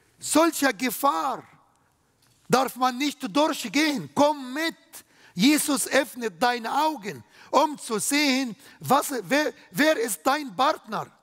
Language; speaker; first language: German; non-native, fluent; Arabic